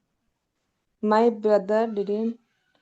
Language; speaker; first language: English; non-native, learner; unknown